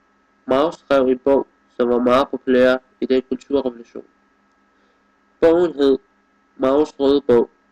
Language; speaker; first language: Danish; non-native, fluent; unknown